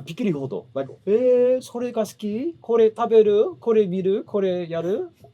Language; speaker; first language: Japanese; non-native, learner; English